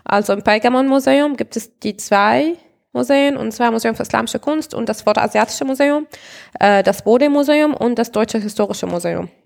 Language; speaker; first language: German; non-native, fluent; Arabic